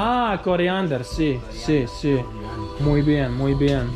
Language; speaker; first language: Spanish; non-native, learner; Croatian